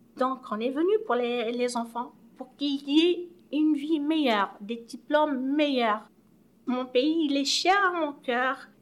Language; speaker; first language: French; non-native, local second language; Arabic